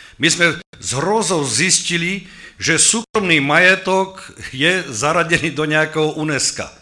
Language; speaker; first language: Slovak; native; Slovak